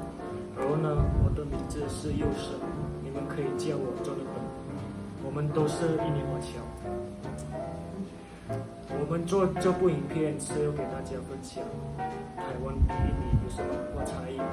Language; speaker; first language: Chinese; non-native, fluent; Indonesian